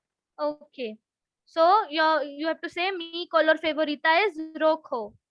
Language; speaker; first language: English; non-native, local second language; Hindi